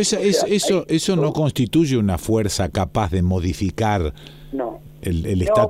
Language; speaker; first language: Spanish; native; Spanish